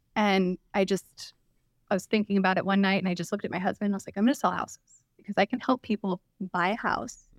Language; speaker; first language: English; native; English